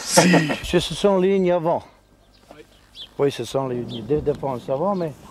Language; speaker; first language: French; non-native, learner; Serbian